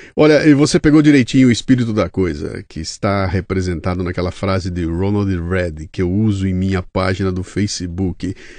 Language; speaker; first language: Portuguese; native; Portuguese